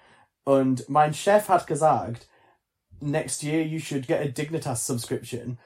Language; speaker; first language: German; non-native, learner; English